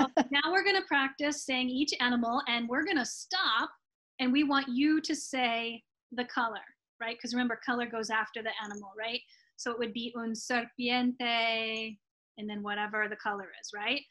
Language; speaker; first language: English; native; English